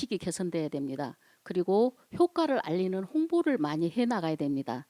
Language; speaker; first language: Korean; native; Korean